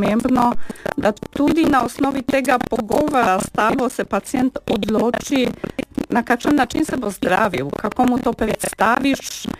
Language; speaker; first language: Slovenian; non-native, fluent; Polish